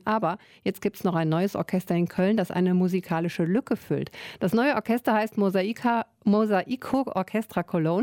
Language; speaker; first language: German; native; German